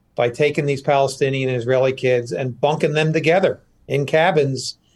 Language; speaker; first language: English; native; English